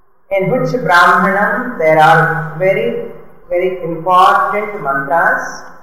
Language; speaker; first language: English; non-native, local second language; Tamil